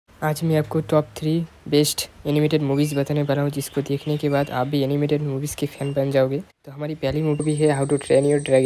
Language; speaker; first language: Hindi; native; Hindi